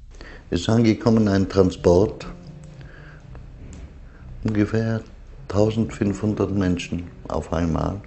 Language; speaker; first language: German; non-native, fluent; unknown